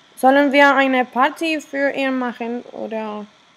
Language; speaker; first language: German; non-native, learner; Spanish